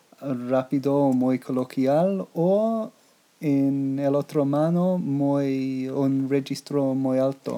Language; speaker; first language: Spanish; non-native, learner; English